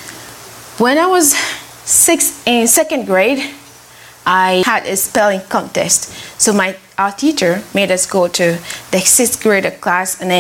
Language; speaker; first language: English; non-native, fluent; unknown